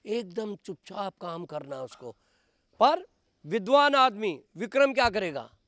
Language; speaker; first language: Hindi; native; Hindi